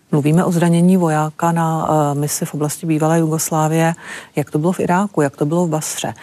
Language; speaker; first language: Czech; native; Czech